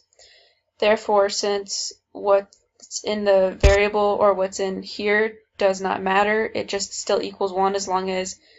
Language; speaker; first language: English; native; English